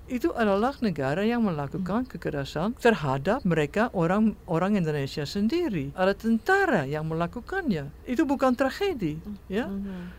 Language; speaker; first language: Indonesian; non-native, fluent; Dutch